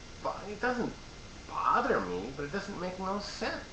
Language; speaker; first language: English; native; English